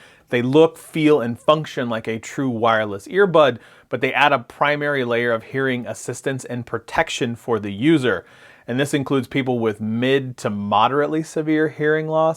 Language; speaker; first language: English; native; English